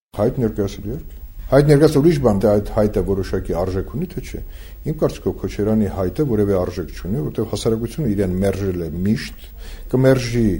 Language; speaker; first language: Armenian; native; Armenian